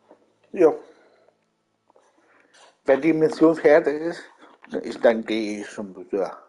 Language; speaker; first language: German; non-native, learner; Vietnamese